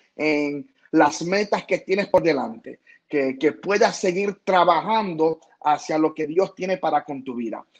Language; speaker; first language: Spanish; early bilingual, heritage; Spanish